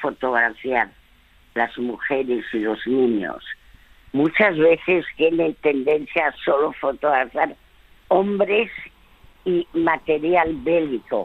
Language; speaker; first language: Spanish; early bilingual, other home language; French